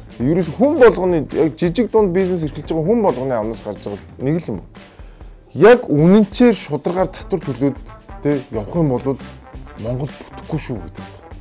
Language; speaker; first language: Mongolian; native; Mongolian